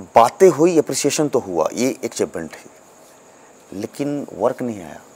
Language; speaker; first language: Hindi; native; Hindi